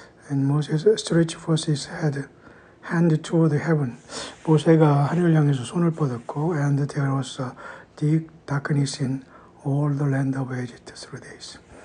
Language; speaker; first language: English; non-native, fluent; Korean